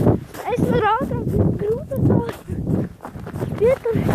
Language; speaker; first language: Latvian; non-native, local second language; Russian